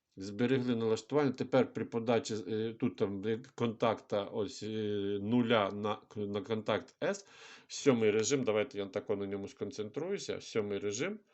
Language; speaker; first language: Ukrainian; non-native, local second language; Russian